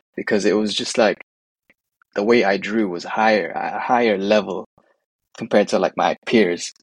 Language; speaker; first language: English; native; English